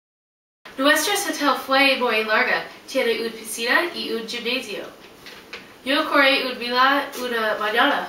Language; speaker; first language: Spanish; non-native, learner; English